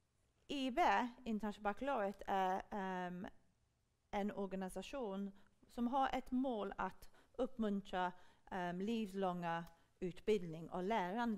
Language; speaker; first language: Swedish; non-native, fluent; English